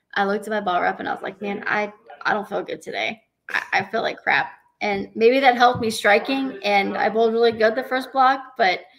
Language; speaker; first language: English; native; English